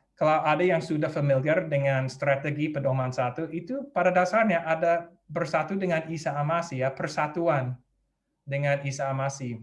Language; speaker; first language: Indonesian; non-native, fluent; English